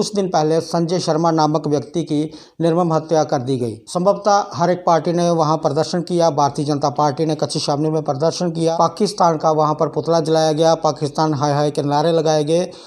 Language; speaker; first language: Hindi; non-native, local second language; Dogri